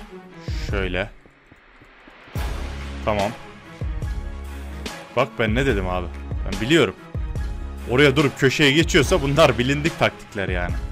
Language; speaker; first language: Turkish; native; Turkish